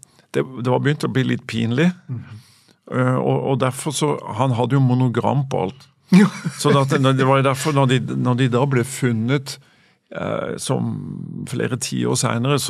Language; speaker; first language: Norwegian; native; Norwegian